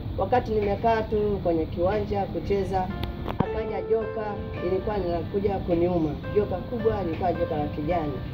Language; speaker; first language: Swahili; non-native, local second language; Masai